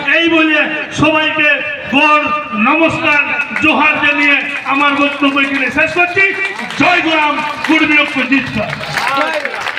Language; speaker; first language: Bangla; native; Bangla